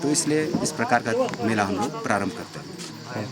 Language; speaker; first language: Hindi; native; Hindi